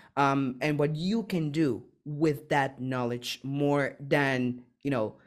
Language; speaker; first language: English; non-native, fluent; Spanish